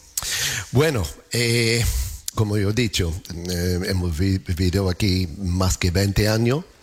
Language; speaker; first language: Spanish; non-native, learner; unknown